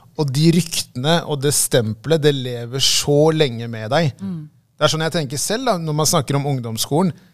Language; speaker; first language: Norwegian; early bilingual, other home language; Tigrinya